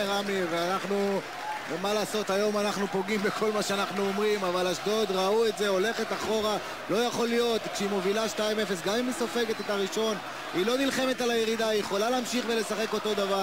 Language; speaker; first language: Hebrew; native; Hebrew